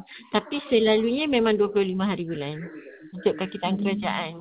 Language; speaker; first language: Malay; native; Malay